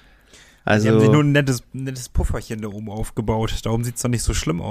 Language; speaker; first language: German; native; German